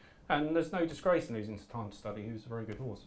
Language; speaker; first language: English; native; English